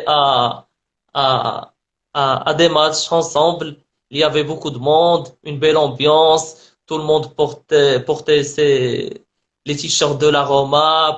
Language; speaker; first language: French; non-native, local second language; Arabic